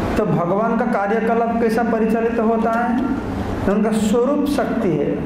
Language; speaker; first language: Hindi; non-native, local second language; Odia